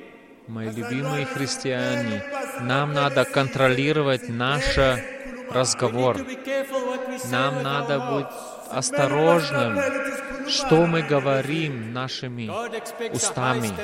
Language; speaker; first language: Russian; non-native, fluent; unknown